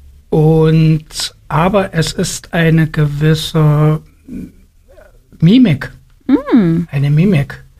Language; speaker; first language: German; native; German